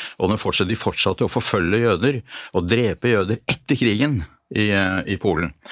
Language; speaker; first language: Norwegian; early bilingual, other home language; Hungarian